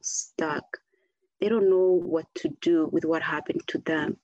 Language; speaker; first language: English; non-native, local second language; Kinyarwanda